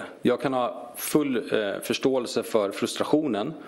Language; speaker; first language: Swedish; native; Swedish